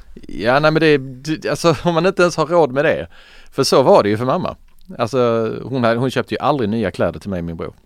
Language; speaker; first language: Swedish; early bilingual, other home language; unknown